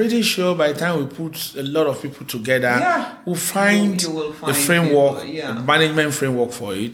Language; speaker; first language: English; non-native, local second language; Yoruba